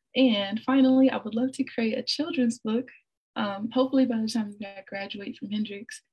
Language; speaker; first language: English; native; English